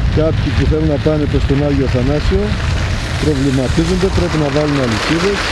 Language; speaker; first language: Greek; native; Greek